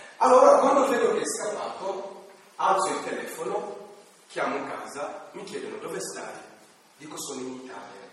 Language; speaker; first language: Italian; non-native, fluent; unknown